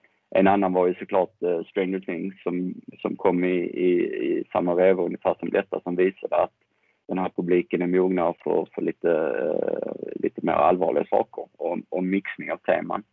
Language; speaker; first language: Swedish; native; Swedish